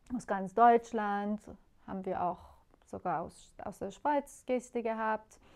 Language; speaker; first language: German; non-native, fluent; Persian